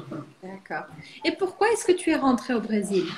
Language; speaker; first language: French; non-native, fluent; Portuguese